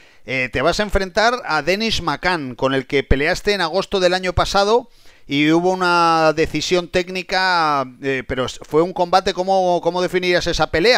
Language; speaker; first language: Spanish; native; Spanish